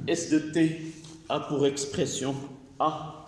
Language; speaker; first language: French; non-native, local second language; Arabic